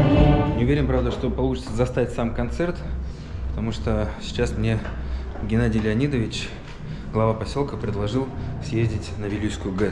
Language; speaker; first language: Russian; native; Russian